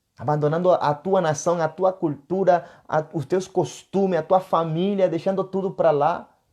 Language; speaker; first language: Portuguese; non-native, fluent; Spanish